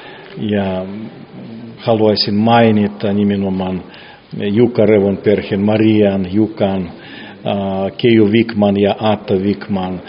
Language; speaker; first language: Finnish; non-native, fluent; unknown